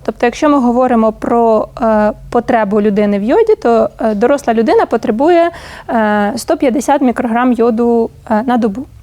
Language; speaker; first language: Ukrainian; native; Ukrainian